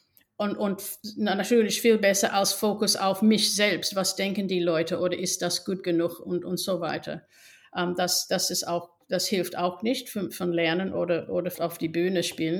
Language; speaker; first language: German; non-native, fluent; English